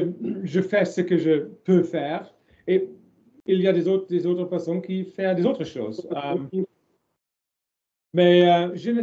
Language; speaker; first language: French; non-native, learner; German